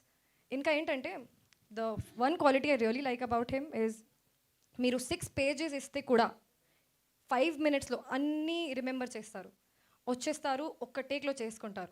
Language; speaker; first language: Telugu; non-native, fluent; Hindi